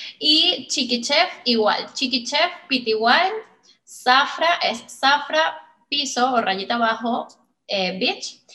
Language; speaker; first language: Spanish; native; Spanish